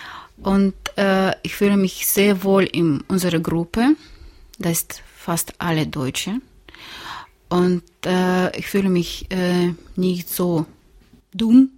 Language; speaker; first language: German; non-native, learner; Russian